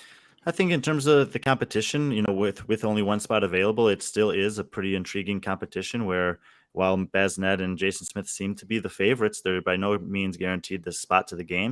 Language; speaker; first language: English; native; English